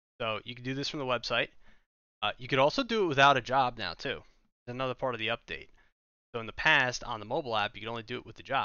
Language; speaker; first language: English; native; English